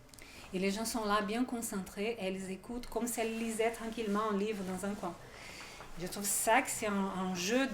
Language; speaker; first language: French; non-native, fluent; Portuguese